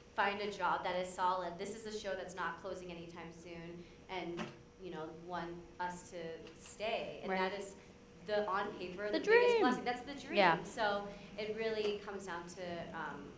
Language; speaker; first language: English; native; English